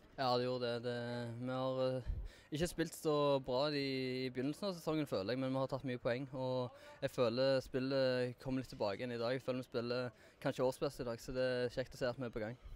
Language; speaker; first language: Norwegian; native; Norwegian